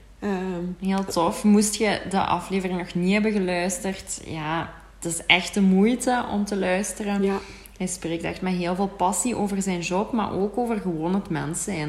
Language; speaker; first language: Dutch; native; Dutch